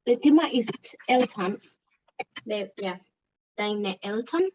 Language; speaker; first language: German; non-native, learner; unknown